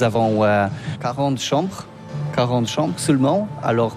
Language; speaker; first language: French; non-native, learner; Polish